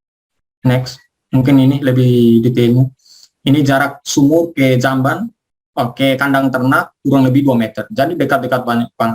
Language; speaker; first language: Indonesian; non-native, local second language; Tetum